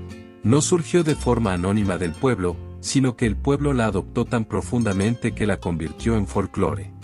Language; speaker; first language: Spanish; native; Spanish